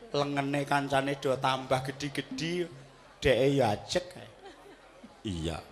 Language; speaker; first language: Javanese; native; Javanese